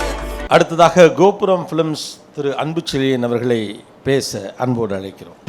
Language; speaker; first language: Tamil; native; Tamil